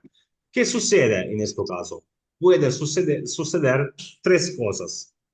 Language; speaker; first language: Spanish; non-native, fluent; Italian